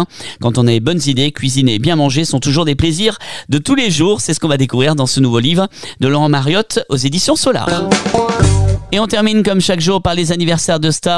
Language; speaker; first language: French; native; French